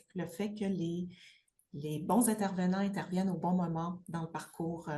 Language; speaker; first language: French; native; French